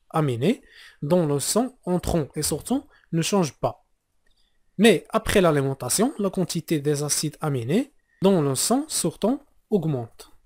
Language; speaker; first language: French; non-native, local second language; Arabic